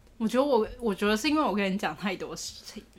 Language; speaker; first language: Chinese; native; Chinese